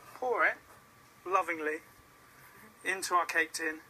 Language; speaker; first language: English; native; English